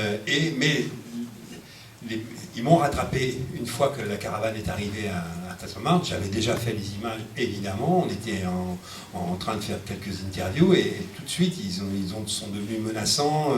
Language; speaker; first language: French; native; French